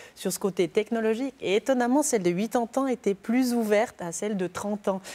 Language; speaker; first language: French; native; French